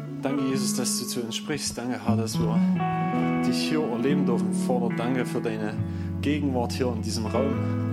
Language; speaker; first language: German; native; German